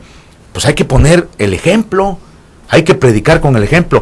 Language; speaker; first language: Spanish; native; Spanish